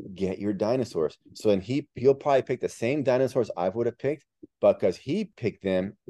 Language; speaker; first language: English; early bilingual, other home language; Spanish